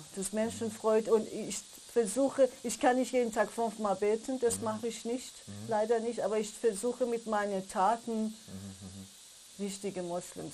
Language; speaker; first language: German; non-native, learner; Persian